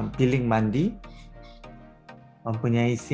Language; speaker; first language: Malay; non-native, learner; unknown